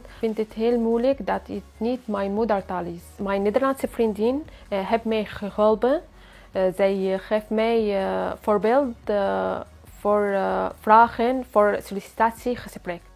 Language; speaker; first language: Dutch; non-native, learner; Arabic